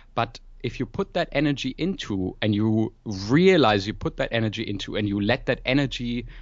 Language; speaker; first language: English; non-native, fluent; German